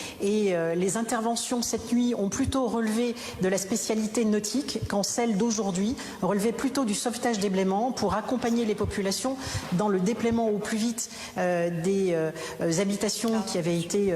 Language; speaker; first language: French; native; French